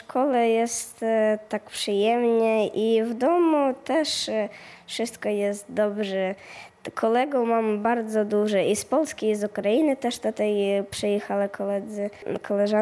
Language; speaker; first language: Polish; non-native, learner; Ukrainian